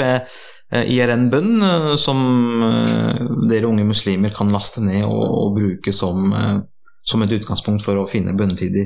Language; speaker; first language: Norwegian; early bilingual, other home language; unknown